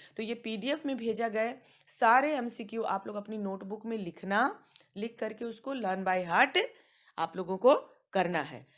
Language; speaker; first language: Hindi; native; Hindi